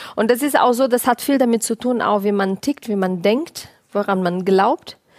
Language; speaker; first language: German; non-native, fluent; Portuguese